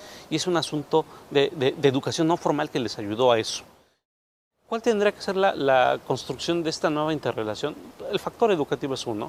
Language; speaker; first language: Spanish; native; Spanish